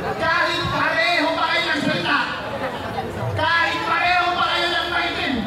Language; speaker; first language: Filipino; non-native, local second language; Iloko